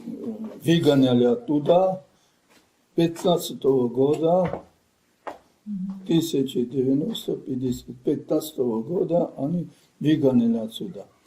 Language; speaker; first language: Russian; non-native, local second language; Armenian